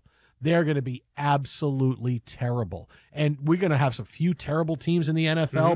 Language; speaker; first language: English; native; English